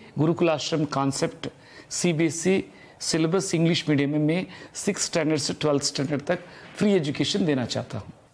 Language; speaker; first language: Hindi; non-native, local second language; Telugu